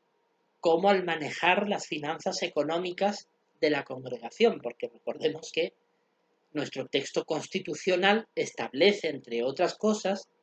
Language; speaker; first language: Spanish; native; Spanish